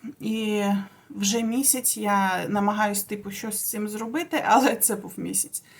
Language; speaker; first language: Ukrainian; non-native, local second language; Russian